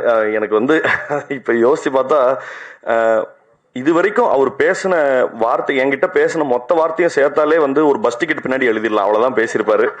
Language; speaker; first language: Tamil; native; Tamil